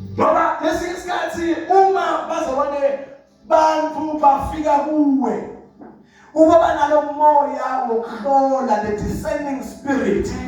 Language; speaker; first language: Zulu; non-native, local second language; Swati